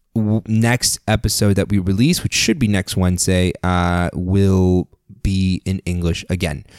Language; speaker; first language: English; early bilingual, other home language; Spanish